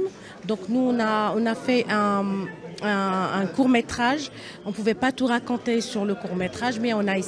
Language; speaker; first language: French; non-native, local second language; Arabic